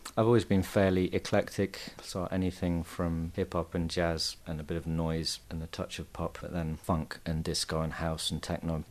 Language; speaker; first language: English; native; English